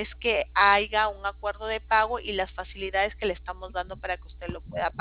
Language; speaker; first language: Spanish; native; Spanish